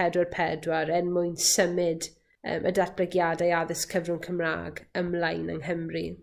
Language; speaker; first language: Welsh; native; Welsh